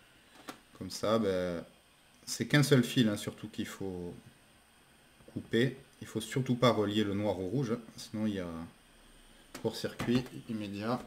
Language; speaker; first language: French; native; French